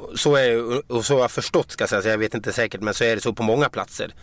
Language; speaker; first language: Swedish; native; Swedish